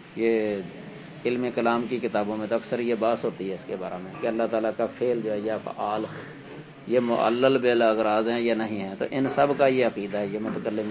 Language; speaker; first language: Urdu; non-native, local second language; Punjabi